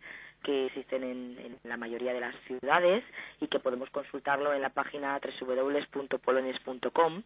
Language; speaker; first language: Spanish; native; Spanish